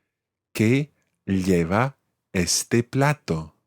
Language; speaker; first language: Spanish; non-native, fluent; English